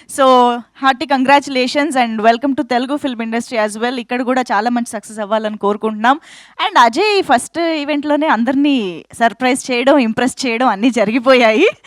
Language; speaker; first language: Telugu; native; Telugu